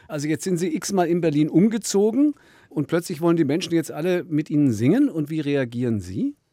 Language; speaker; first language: German; native; German